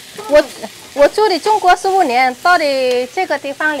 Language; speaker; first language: Chinese; non-native, learner; Indonesian